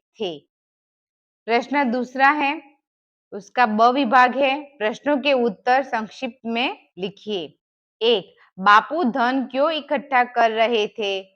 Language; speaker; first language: Hindi; non-native, local second language; Gujarati